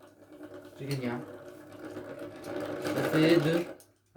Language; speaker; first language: French; native; French